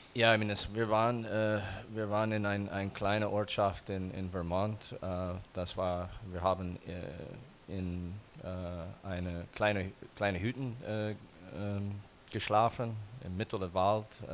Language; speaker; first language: German; non-native, fluent; English